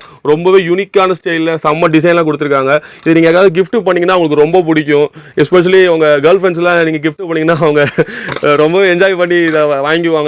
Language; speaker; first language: Tamil; native; Tamil